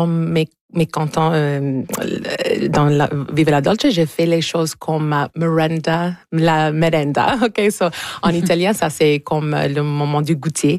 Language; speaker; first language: French; non-native, local second language; English